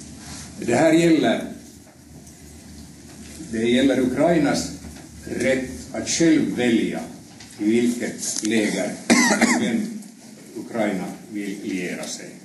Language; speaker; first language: Swedish; native; Swedish